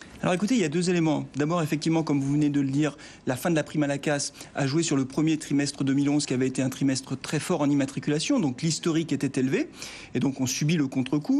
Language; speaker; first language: French; native; French